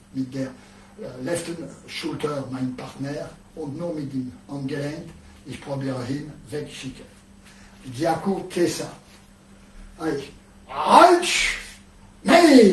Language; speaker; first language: German; non-native, learner; French